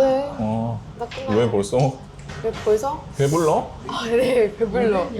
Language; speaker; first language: Korean; non-native, learner; Vietnamese